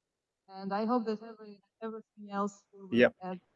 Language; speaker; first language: English; non-native, fluent; Ukrainian